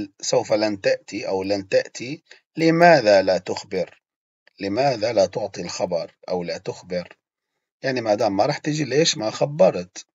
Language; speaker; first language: Arabic; non-native, fluent; Turkish